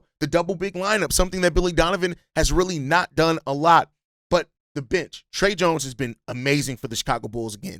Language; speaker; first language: English; native; English